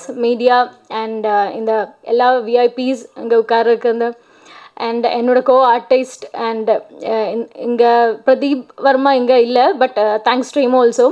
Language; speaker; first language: Tamil; non-native, learner; Malayalam